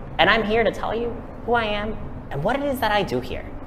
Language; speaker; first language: English; early bilingual, other home language; Spanish